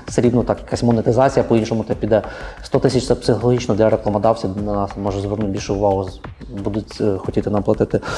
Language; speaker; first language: Ukrainian; native; Ukrainian